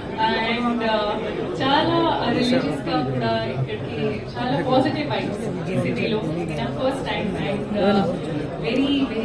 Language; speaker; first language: Telugu; non-native, learner; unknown